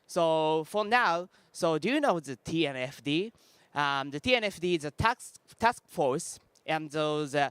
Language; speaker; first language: English; non-native, learner; Japanese